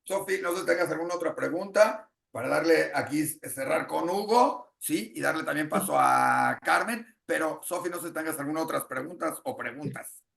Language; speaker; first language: Spanish; native; Spanish